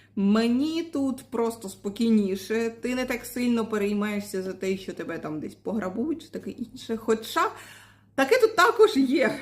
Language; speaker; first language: Ukrainian; native; Ukrainian